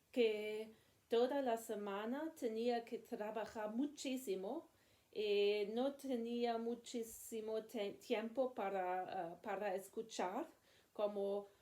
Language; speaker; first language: Spanish; non-native, learner; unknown